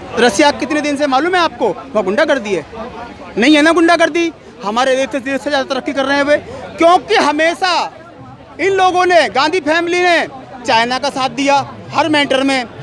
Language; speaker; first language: Hindi; native; Hindi